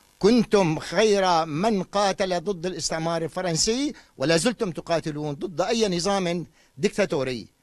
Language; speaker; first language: Arabic; native; Arabic